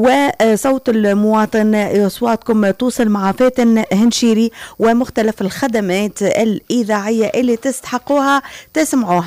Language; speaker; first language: Arabic; native; Arabic